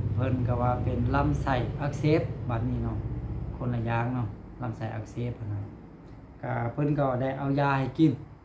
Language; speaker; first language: Lao; non-native, local second language; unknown